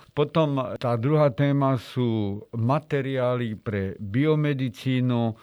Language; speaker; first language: Slovak; native; Slovak